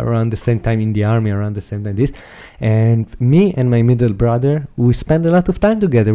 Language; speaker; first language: English; non-native, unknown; Hebrew